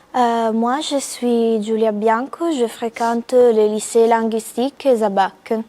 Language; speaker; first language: French; non-native, fluent; Italian